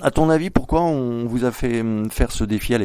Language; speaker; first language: French; native; French